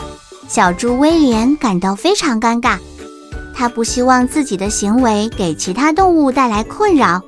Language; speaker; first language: Chinese; native; Chinese